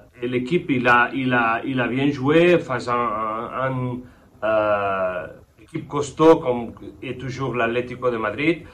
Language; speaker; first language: French; non-native, fluent; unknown